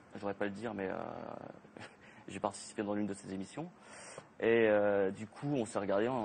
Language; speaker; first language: French; native; French